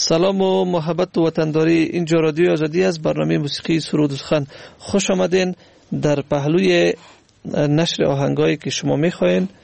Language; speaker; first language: Persian; native; Persian